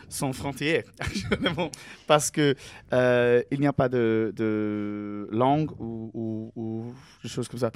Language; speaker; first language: French; non-native, learner; English